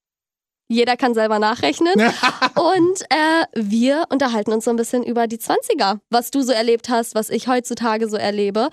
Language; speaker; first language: German; native; German